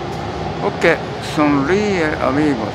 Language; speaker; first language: Spanish; non-native, learner; Japanese